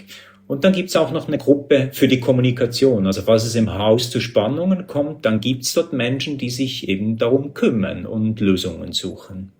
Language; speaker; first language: German; native; German